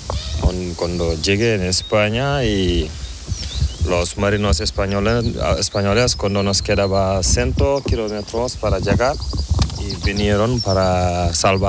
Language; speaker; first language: Spanish; non-native, learner; Fula